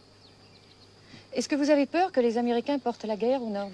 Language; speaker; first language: French; native; French